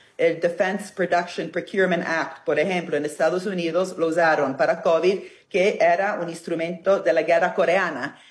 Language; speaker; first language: Spanish; non-native, fluent; Italian